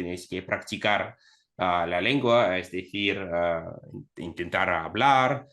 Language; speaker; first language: Spanish; non-native, fluent; Russian